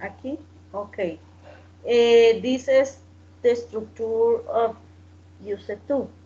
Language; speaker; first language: English; non-native, learner; Spanish